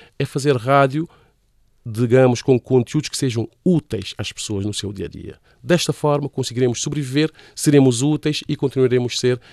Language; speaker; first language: Portuguese; non-native, local second language; Kabuverdianu